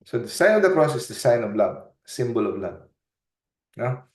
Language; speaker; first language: English; non-native, local second language; Filipino